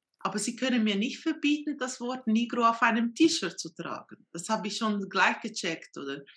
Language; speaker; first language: German; non-native, fluent; Portuguese